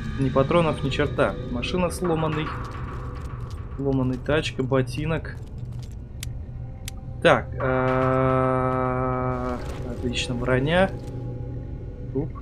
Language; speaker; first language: Russian; native; Russian